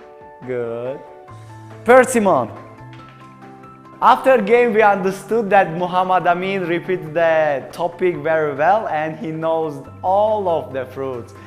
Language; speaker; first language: English; non-native, learner; Tajik